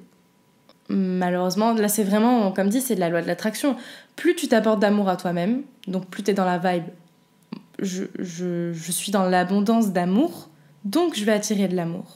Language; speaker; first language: French; native; French